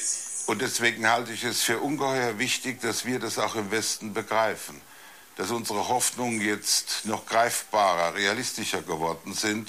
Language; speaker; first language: German; native; German